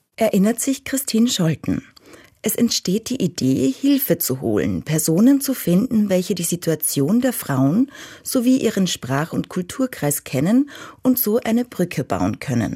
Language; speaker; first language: German; native; German